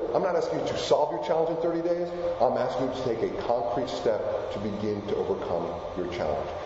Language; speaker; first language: English; non-native, fluent; Spanish